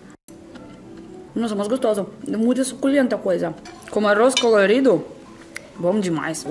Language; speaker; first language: Portuguese; non-native, fluent; Russian